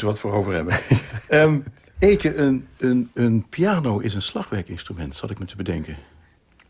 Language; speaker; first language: Dutch; native; Dutch